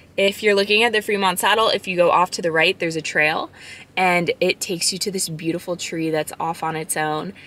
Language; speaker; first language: English; native; English